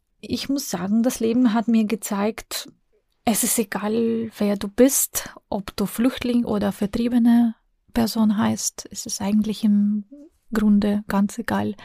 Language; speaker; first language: German; non-native, fluent; Russian